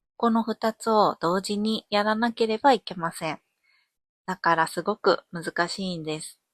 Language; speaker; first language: Japanese; native; Japanese